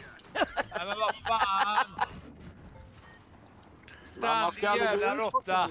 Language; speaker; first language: Swedish; native; Swedish